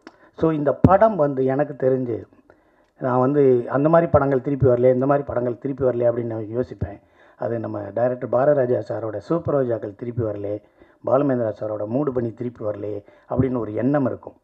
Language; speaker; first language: Tamil; native; Tamil